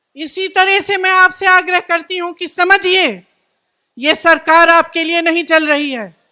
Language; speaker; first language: Hindi; native; Hindi